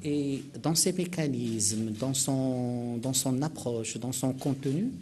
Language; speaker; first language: French; non-native, local second language; Arabic